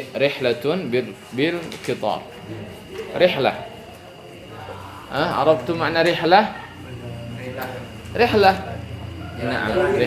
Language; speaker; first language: Arabic; non-native, fluent; Indonesian